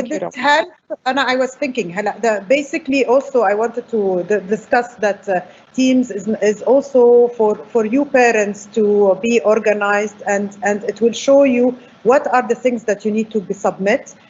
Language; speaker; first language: English; non-native, fluent; Arabic